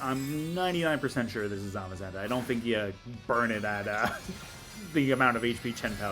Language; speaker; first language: English; native; English